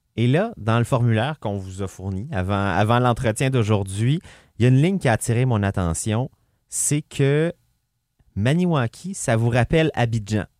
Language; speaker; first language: French; native; French